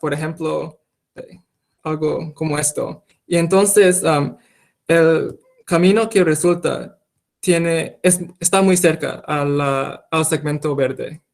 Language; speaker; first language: Spanish; non-native, fluent; English